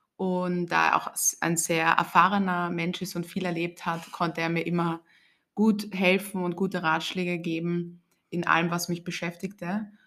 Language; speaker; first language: German; native; German